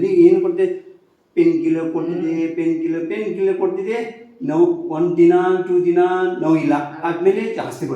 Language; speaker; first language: Kannada; non-native, learner; Tibetan